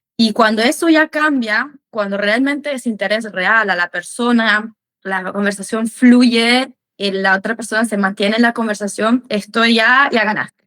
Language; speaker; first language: Spanish; non-native, fluent; German